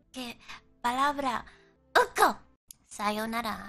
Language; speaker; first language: Spanish; non-native, learner; English